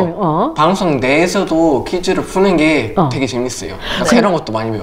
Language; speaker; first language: Korean; early bilingual, other home language; English